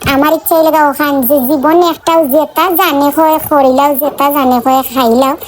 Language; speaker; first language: Bangla; non-native, local second language; Sylheti